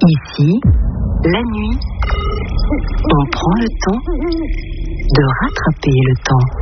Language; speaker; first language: French; native; French